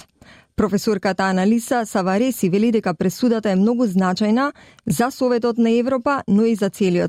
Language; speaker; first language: Macedonian; native; Macedonian